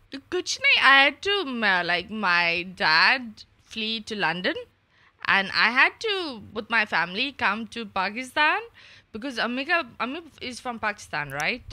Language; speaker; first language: Urdu; non-native, fluent; English